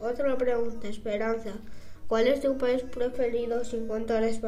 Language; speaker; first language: Spanish; early bilingual, other home language; Arabic